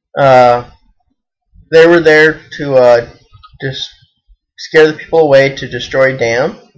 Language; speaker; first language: English; native; English